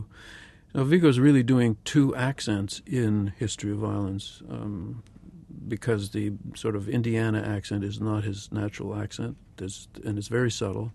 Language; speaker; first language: English; native; English